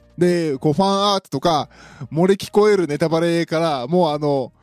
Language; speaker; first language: Japanese; native; Japanese